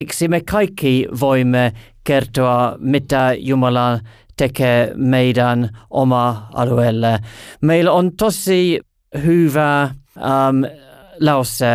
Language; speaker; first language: Finnish; non-native, learner; English